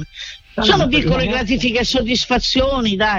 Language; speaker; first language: Italian; native; Italian